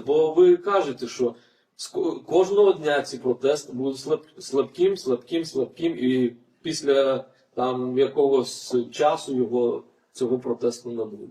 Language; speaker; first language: Ukrainian; non-native, fluent; Lithuanian